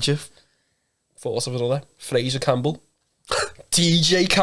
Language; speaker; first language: English; native; English